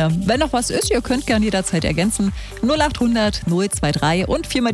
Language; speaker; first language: German; native; German